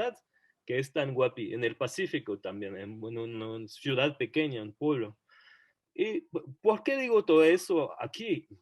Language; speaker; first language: Spanish; non-native, fluent; French